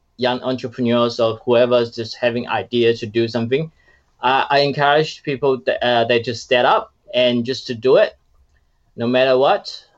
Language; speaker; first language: English; non-native, fluent; Chinese